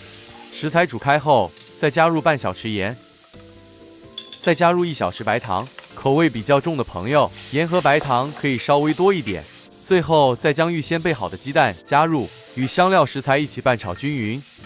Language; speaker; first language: Chinese; native; Chinese